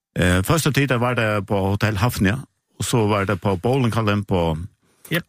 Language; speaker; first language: Danish; non-native, local second language; Faroese